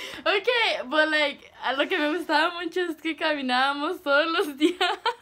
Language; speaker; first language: Spanish; early bilingual, heritage; Spanish